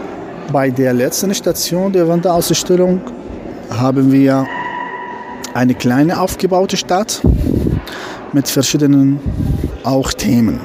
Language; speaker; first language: German; non-native, fluent; Arabic